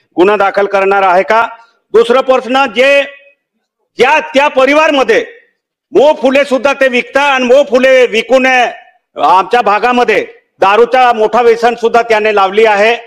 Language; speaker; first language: Marathi; non-native, local second language; Bhili